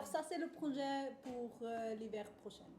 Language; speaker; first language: French; non-native, fluent; German